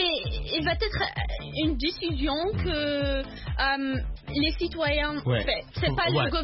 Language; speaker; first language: French; non-native, learner; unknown